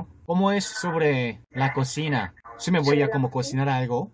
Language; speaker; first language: Spanish; non-native, learner; Korean